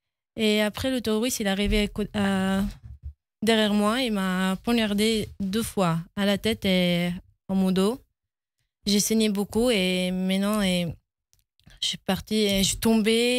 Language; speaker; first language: French; early bilingual, heritage; Hebrew